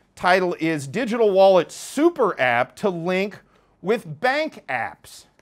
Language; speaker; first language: English; native; English